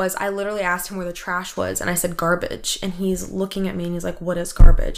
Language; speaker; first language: English; early bilingual, other home language; Russian